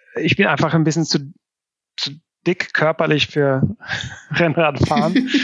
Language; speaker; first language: German; non-native, fluent; Swedish